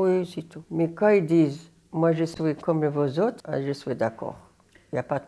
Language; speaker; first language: French; non-native, learner; Arabic